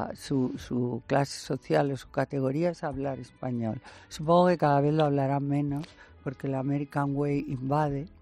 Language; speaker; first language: Spanish; native; Spanish